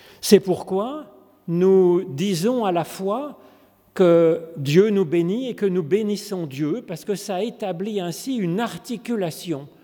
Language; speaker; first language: French; native; French